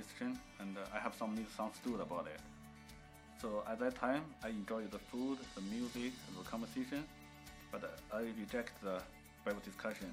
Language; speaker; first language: English; non-native, fluent; Chinese